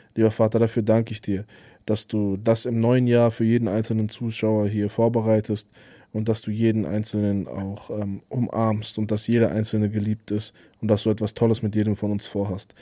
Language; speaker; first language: German; native; German